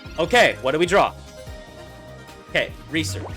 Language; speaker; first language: English; native; English